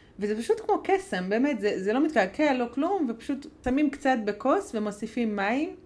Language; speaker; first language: Hebrew; non-native, fluent; Hungarian